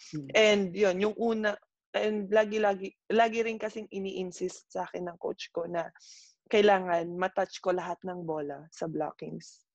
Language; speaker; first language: Filipino; native; Filipino